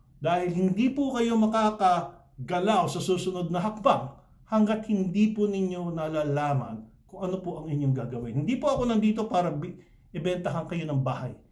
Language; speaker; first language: Filipino; early bilingual, heritage; Filipino